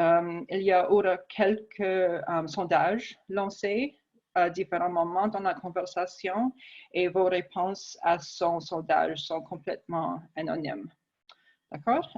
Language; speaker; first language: French; non-native, fluent; English